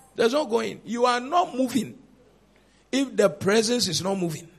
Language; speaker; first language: English; non-native, local second language; Akan